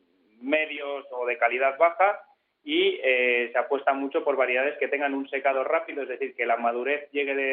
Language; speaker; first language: Spanish; native; Spanish